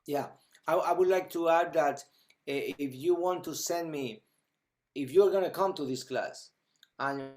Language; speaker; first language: English; non-native, fluent; Spanish